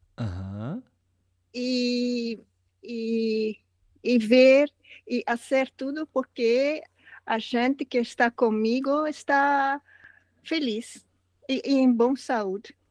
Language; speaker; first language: Portuguese; non-native, learner; Dutch